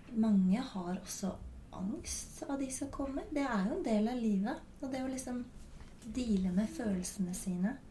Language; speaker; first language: Norwegian; native; Norwegian